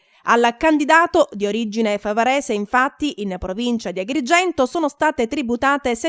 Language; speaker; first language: Italian; native; Italian